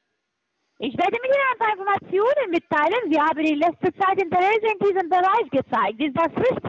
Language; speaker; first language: German; non-native, fluent; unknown